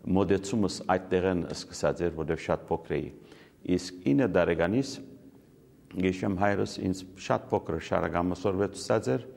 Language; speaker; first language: Armenian; early bilingual, heritage; Armenian